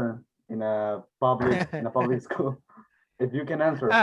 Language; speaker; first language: English; non-native, learner; Spanish